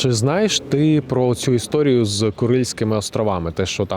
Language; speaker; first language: Ukrainian; native; Ukrainian